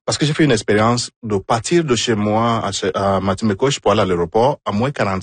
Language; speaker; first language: French; non-native, fluent; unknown